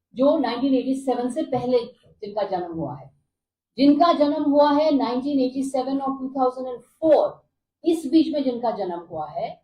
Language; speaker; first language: Hindi; non-native, local second language; Bangla